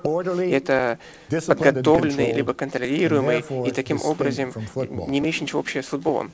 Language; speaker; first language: Russian; native; Russian